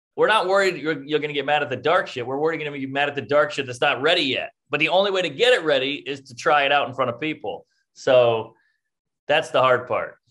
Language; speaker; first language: English; native; English